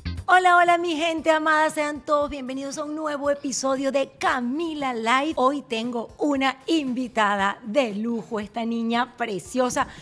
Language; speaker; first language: Spanish; native; Spanish